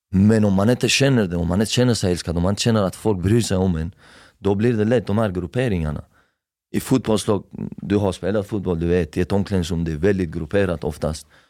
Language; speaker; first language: Swedish; non-native, fluent; Persian